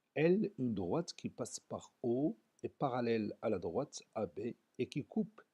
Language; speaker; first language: French; non-native, local second language; Arabic